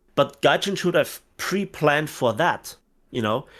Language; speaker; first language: English; non-native, fluent; German